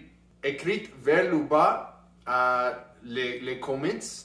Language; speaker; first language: French; non-native, learner; English